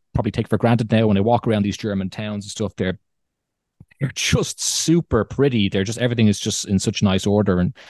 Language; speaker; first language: English; native; English